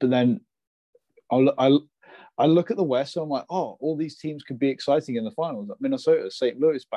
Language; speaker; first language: English; native; English